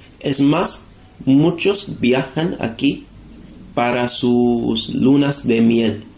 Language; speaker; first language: Spanish; non-native, fluent; English